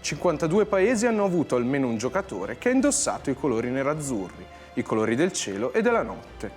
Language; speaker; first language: Italian; native; Italian